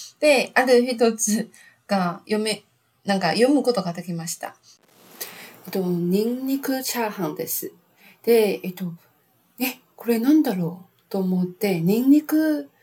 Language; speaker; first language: Japanese; non-native, learner; Chinese